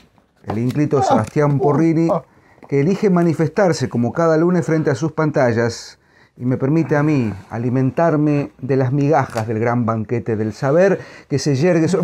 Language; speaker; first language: Spanish; native; Spanish